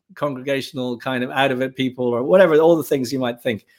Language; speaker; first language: English; native; English